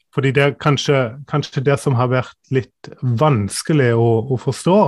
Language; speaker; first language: Norwegian; non-native, fluent; German